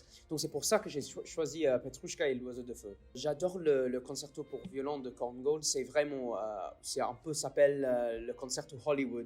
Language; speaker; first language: French; non-native, fluent; English